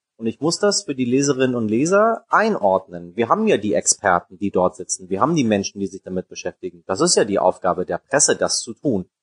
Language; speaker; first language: German; early bilingual, other home language; Persian